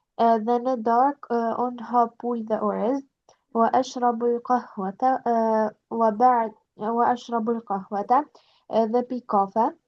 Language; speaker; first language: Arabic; non-native, learner; Albanian